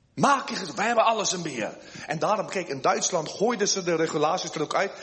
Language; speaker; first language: Dutch; early bilingual, heritage; Dutch